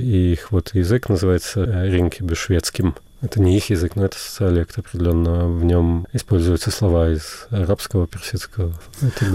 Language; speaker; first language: Russian; native; Russian